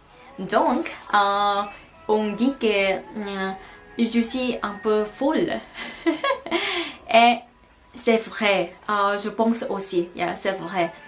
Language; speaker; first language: French; non-native, learner; Korean